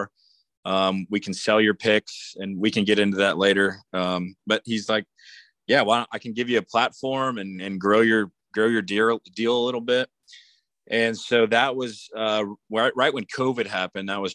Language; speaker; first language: English; native; English